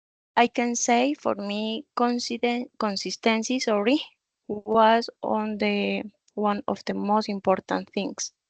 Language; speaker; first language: English; non-native, learner; Spanish